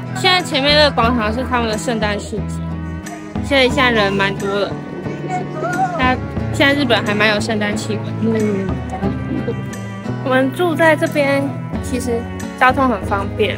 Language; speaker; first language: Chinese; native; Chinese